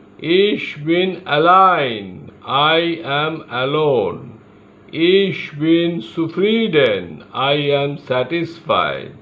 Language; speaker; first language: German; non-native, learner; Bangla